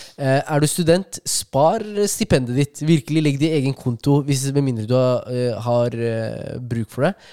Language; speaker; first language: Norwegian; early bilingual, other home language; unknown